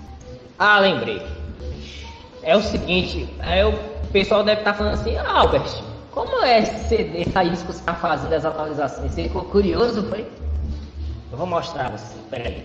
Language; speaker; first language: Portuguese; native; Portuguese